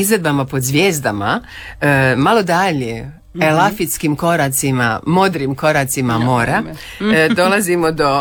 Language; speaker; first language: Serbian; native; Serbian